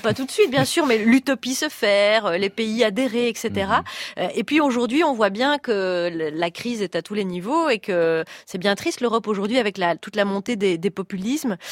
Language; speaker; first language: French; native; French